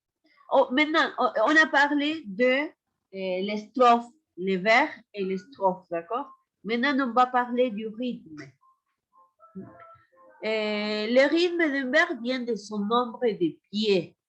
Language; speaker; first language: French; non-native, fluent; Spanish